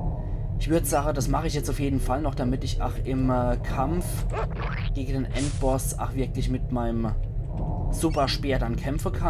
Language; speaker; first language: German; native; German